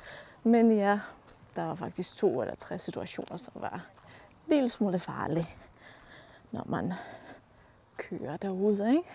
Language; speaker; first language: Danish; non-native, fluent; Polish